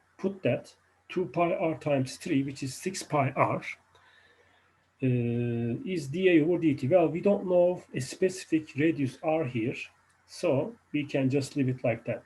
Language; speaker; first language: English; non-native, fluent; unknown